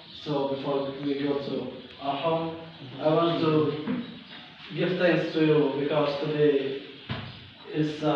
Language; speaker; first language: English; non-native, learner; Indonesian